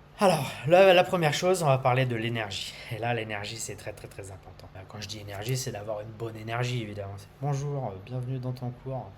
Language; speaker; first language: French; native; French